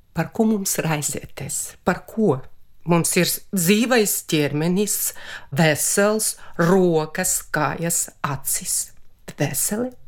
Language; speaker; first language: Latvian; non-native, local second language; Russian